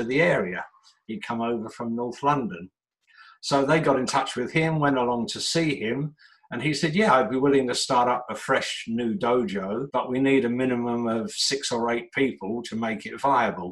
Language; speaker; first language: English; native; English